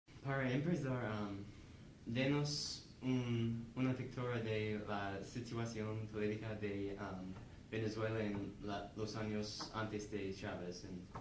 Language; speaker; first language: Spanish; non-native, learner; English